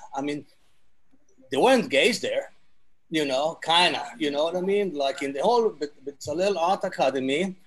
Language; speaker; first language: English; non-native, fluent; Hebrew